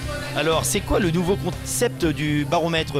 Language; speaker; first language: French; native; French